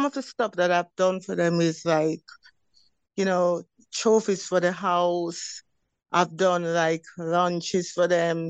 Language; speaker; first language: English; native; English